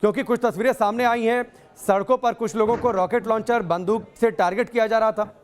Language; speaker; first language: Hindi; native; Hindi